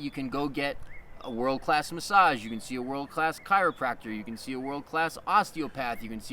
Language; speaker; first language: English; native; English